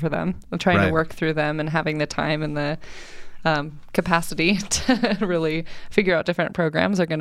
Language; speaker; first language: English; native; English